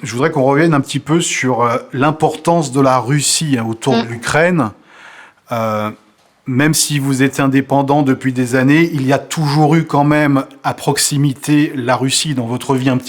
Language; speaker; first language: French; native; French